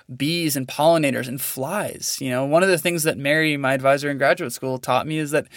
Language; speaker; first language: English; native; English